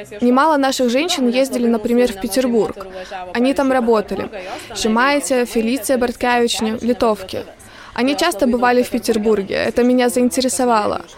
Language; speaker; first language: Russian; non-native, local second language; Lithuanian